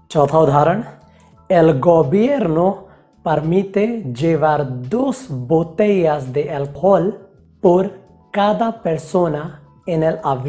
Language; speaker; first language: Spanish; non-native, fluent; Hindi